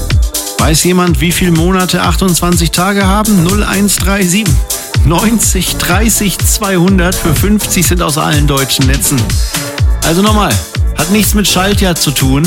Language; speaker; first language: German; native; German